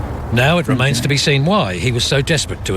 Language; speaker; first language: English; native; English